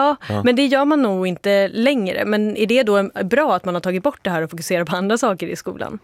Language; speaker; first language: Swedish; native; Swedish